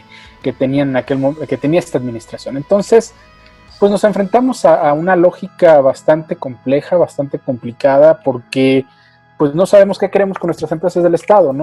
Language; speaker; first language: Spanish; native; Spanish